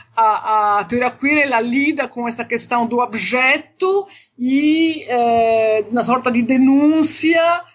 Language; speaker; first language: Portuguese; non-native, fluent; Italian